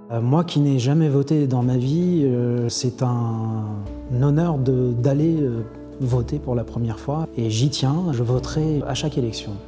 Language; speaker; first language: French; early bilingual, other home language; Arabic